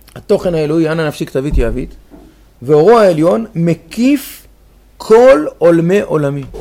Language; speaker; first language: Hebrew; native; Hebrew